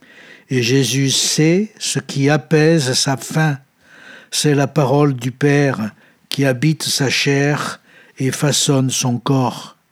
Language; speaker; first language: French; native; French